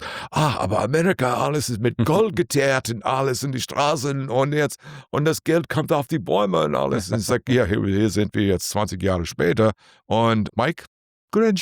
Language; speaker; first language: German; non-native, learner; English